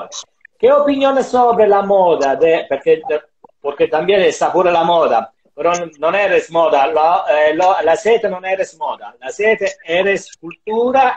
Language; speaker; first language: Spanish; non-native, learner; Italian